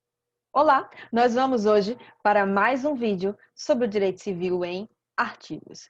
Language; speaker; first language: Portuguese; native; Portuguese